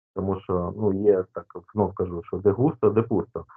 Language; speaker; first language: Ukrainian; non-native, local second language; Russian